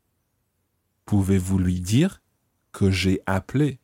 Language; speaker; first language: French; non-native, fluent; English